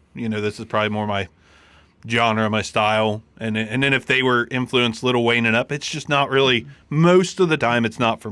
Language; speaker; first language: English; native; English